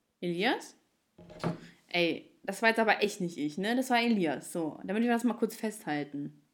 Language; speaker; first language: German; early bilingual, other home language; Ukrainian